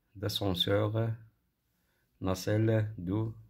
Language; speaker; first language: French; non-native, local second language; Arabic